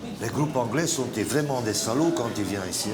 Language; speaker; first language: French; non-native, local second language; Dutch